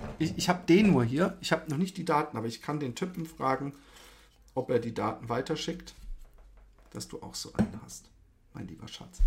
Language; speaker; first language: German; early bilingual, other home language; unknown